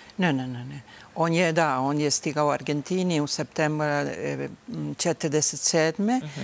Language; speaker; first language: Bosnian; early bilingual, heritage; Bosnian